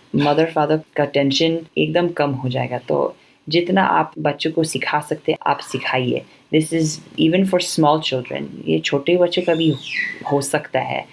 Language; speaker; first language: Hindi; non-native, fluent; English